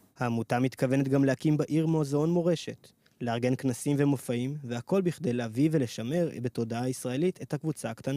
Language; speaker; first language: Hebrew; native; Hebrew